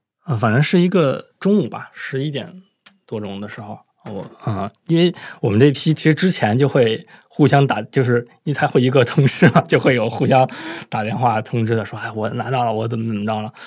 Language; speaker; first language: Chinese; native; Chinese